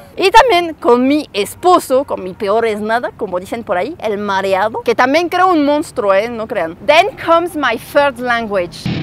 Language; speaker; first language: Spanish; non-native, fluent; French